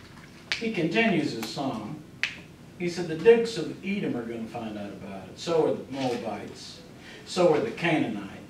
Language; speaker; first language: English; native; English